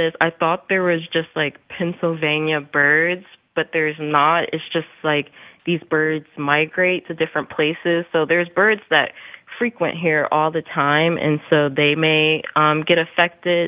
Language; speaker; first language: English; native; English